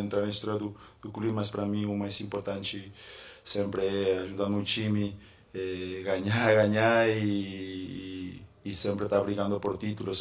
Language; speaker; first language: Portuguese; non-native, fluent; Spanish